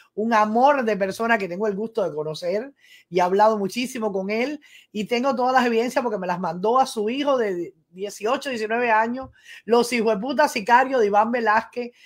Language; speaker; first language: Spanish; native; Spanish